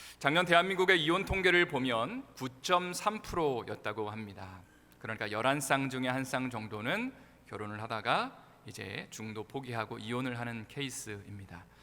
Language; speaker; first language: Korean; native; Korean